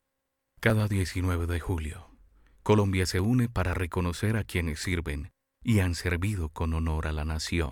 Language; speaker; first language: Spanish; native; Spanish